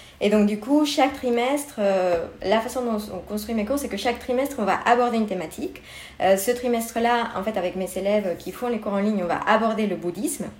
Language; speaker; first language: French; non-native, fluent; Spanish